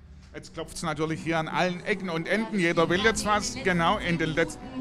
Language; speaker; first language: German; native; German